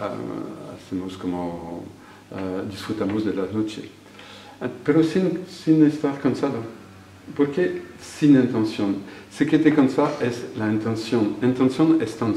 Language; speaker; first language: Spanish; non-native, fluent; French